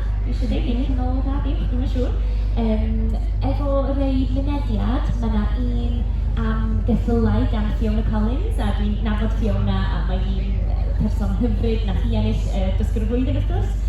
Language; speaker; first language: Welsh; non-native, local second language; English